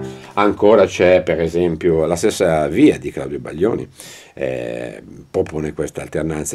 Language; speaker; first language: Italian; native; Italian